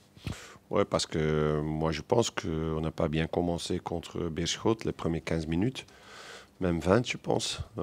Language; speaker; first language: French; non-native, local second language; Dutch